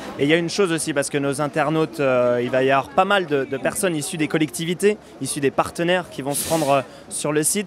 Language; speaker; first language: French; native; French